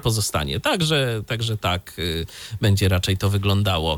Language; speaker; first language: Polish; native; Polish